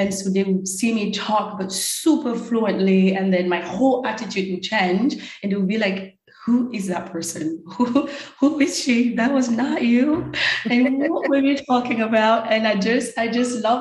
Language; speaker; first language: English; non-native, fluent; French